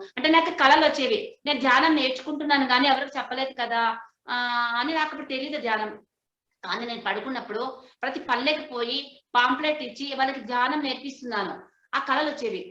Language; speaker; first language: Telugu; non-native, local second language; Hindi